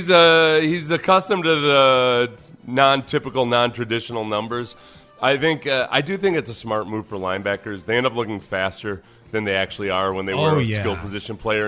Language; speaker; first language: English; native; English